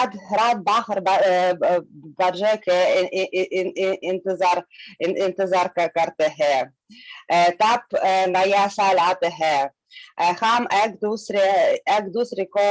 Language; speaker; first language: Hindi; non-native, learner; Russian